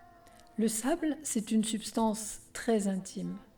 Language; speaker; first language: French; native; French